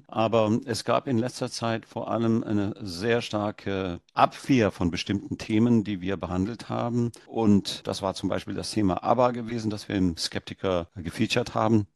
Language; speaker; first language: German; early bilingual, heritage; German